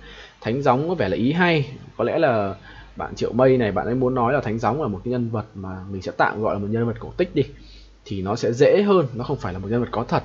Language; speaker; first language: Vietnamese; native; Vietnamese